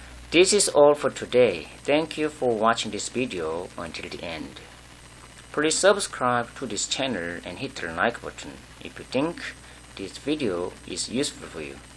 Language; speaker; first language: English; non-native, fluent; Korean